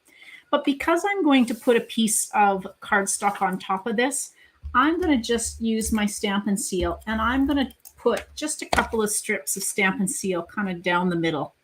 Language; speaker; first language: English; native; English